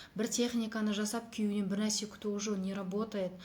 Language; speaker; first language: Russian; non-native, local second language; Kazakh